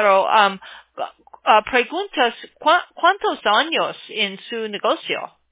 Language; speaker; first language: Spanish; non-native, learner; English